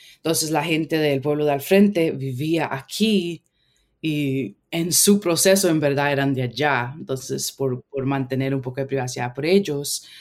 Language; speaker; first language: Spanish; early bilingual, heritage; Spanish